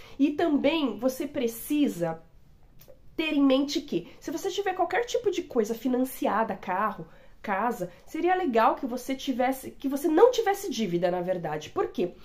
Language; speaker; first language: Portuguese; native; Portuguese